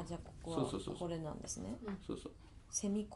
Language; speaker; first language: Japanese; native; Japanese